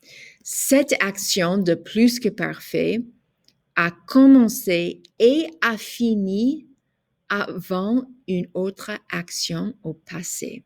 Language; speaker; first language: French; non-native, fluent; English